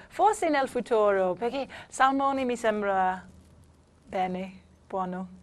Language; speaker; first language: Italian; non-native, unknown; English